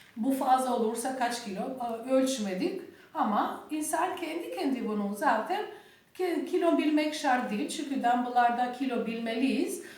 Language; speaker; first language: Turkish; non-native, learner; Albanian